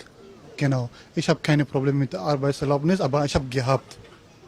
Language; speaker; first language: German; non-native, learner; Persian